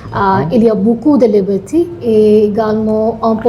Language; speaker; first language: French; non-native, learner; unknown